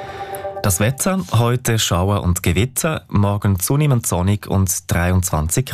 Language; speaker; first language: German; native; German